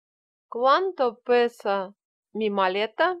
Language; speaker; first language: Spanish; non-native, learner; Russian